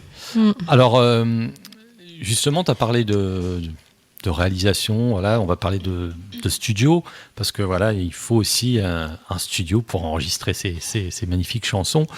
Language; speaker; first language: French; native; French